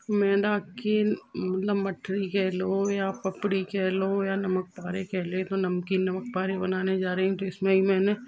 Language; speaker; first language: Hindi; native; Hindi